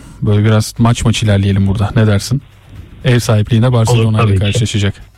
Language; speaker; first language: Turkish; native; Turkish